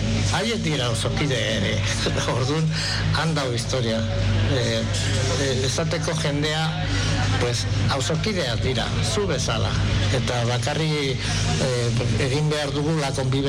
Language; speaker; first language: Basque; non-native, local second language; Spanish